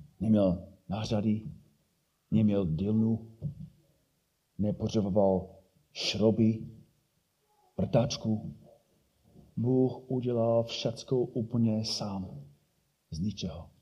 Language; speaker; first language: Czech; non-native, fluent; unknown